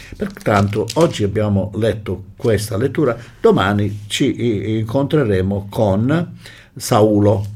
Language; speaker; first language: Italian; native; Italian